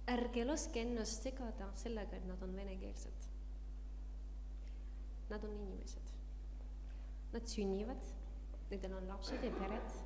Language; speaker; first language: Estonian; early bilingual, heritage; Estonian